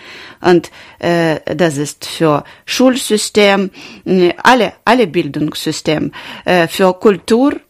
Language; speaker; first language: German; non-native, learner; Ukrainian